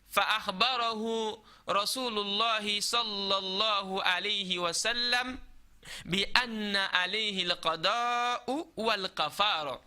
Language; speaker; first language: Arabic; non-native, fluent; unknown